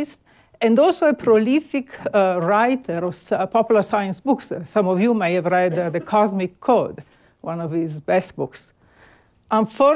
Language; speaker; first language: English; non-native, fluent; Italian